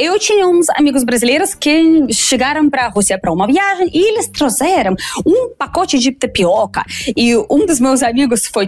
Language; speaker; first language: Portuguese; non-native, fluent; Russian